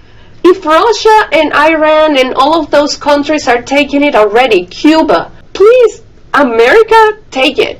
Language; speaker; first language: English; non-native, fluent; Spanish